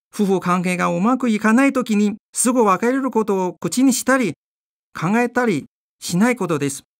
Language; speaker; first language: Japanese; non-native, fluent; Chinese